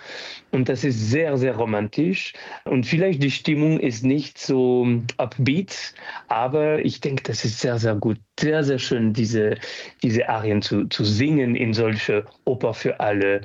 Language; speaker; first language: German; non-native, fluent; French